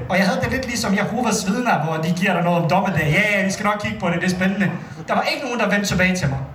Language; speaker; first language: Danish; early bilingual, other home language; Bosnian